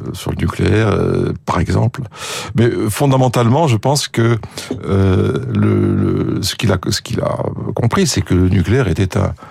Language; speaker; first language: French; native; French